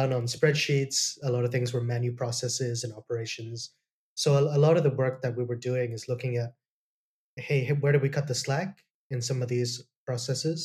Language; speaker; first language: English; non-native, local second language; Cantonese